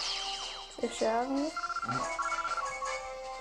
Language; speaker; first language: French; native; French